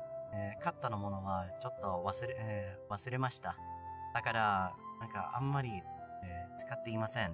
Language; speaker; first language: Japanese; non-native, learner; English